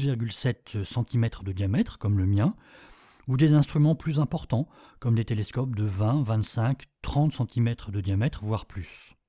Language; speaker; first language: French; native; French